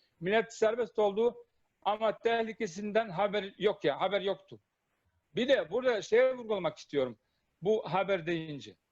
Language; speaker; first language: Turkish; non-native, fluent; Bosnian